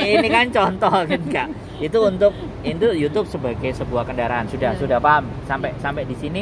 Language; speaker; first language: Indonesian; non-native, local second language; Javanese